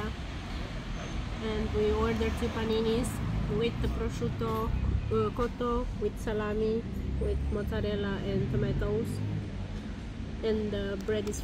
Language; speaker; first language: English; non-native, fluent; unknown